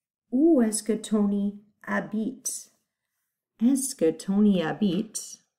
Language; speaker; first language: French; non-native, fluent; English